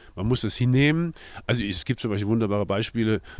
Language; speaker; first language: German; native; German